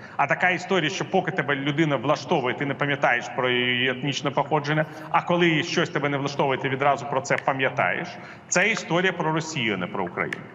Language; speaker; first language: Ukrainian; non-native, local second language; Russian